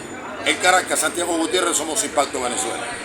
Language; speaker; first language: Spanish; native; Spanish